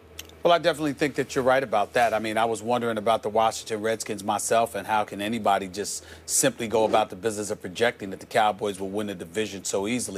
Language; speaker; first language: English; native; English